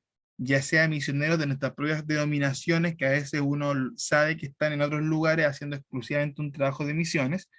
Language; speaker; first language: Spanish; native; Spanish